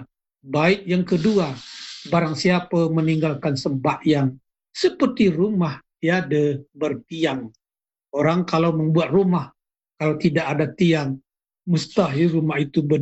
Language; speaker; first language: Indonesian; native; Indonesian